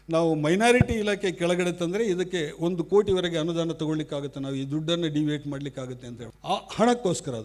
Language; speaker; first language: Kannada; non-native, local second language; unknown